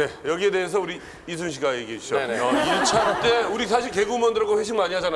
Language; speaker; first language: Korean; native; Korean